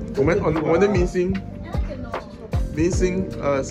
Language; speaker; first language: Chinese; non-native, fluent; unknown